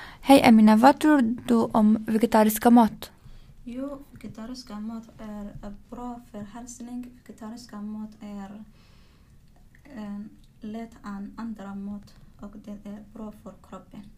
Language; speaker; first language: Swedish; non-native, learner; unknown